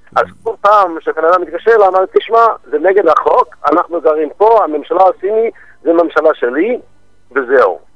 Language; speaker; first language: Hebrew; non-native, fluent; English